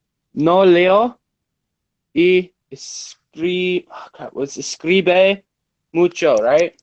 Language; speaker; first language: Spanish; non-native, learner; English